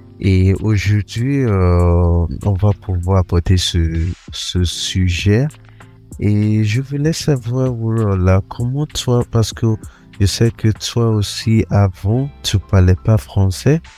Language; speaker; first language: French; non-native, fluent; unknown